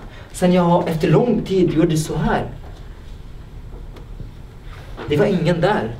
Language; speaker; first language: Swedish; non-native, fluent; Arabic